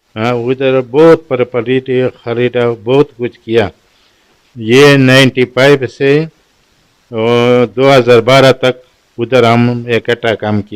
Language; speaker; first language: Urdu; non-native, local second language; Pashto